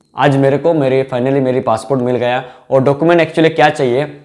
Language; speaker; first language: Hindi; non-native, local second language; Bangla